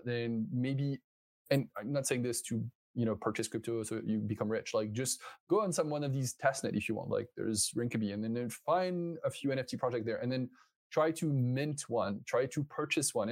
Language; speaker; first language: English; non-native, fluent; French